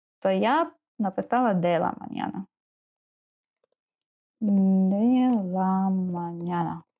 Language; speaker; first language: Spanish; non-native, learner; Ukrainian